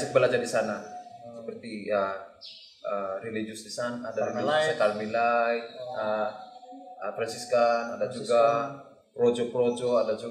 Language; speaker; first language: Indonesian; non-native, learner; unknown